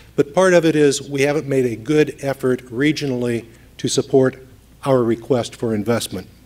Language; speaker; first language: English; native; English